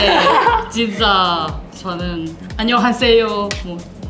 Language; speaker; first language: Korean; non-native, learner; Thai